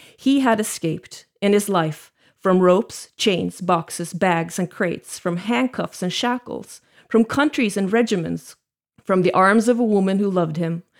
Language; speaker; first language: English; non-native, fluent; Norwegian